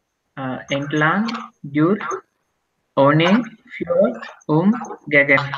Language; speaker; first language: German; non-native, learner; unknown